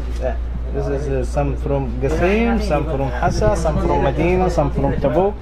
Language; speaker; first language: English; non-native, local second language; Arabic